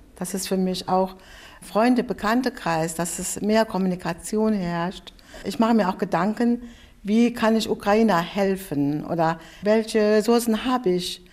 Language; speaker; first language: German; non-native, fluent; Turkish